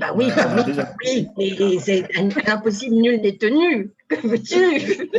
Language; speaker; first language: French; native; French